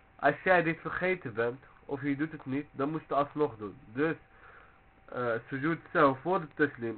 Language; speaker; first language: Dutch; early bilingual, other home language; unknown